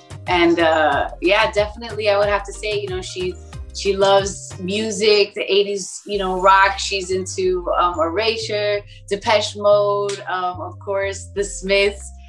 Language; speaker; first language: English; early bilingual, other home language; Spanish